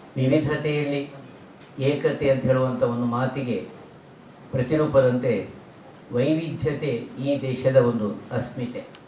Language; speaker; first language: Kannada; non-native, local second language; Tulu